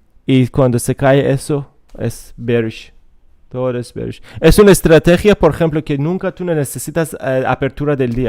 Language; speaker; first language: Spanish; non-native, fluent; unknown